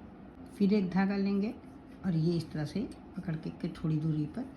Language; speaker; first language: Hindi; native; Hindi